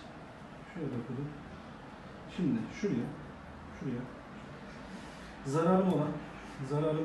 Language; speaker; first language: Turkish; native; Turkish